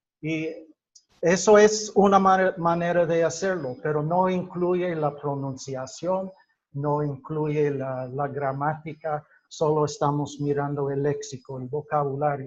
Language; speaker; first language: Spanish; non-native, fluent; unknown